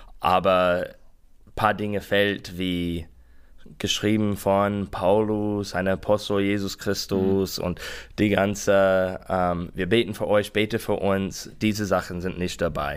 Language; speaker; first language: German; non-native, learner; English